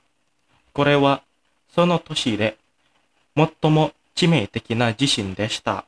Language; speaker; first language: Japanese; non-native, fluent; Indonesian